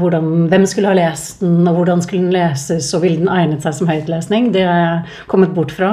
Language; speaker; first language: Norwegian; native; Norwegian